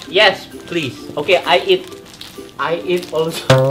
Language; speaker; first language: English; non-native, learner; Indonesian